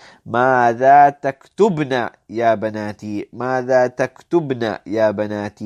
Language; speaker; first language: Arabic; non-native, fluent; English